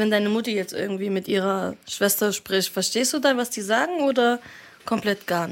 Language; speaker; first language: German; early bilingual, other home language; Arabic